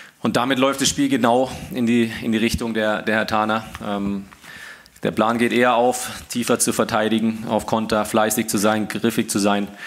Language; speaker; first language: German; native; German